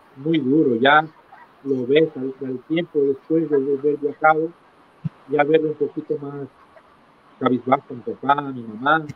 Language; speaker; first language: Spanish; native; Spanish